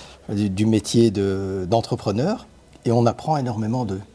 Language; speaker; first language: French; native; French